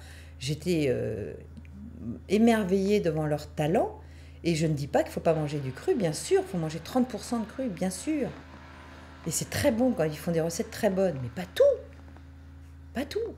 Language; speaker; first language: French; native; French